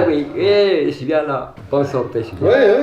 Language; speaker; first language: French; non-native, learner; Arabic